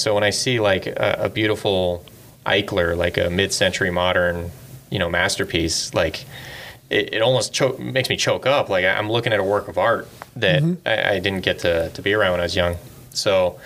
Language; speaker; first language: English; native; English